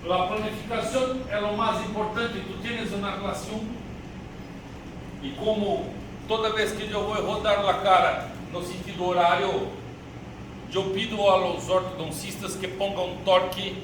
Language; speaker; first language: Spanish; non-native, learner; Portuguese